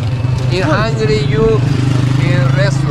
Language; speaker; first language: English; non-native, learner; Persian